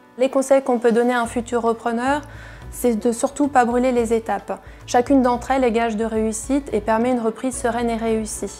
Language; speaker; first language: French; native; French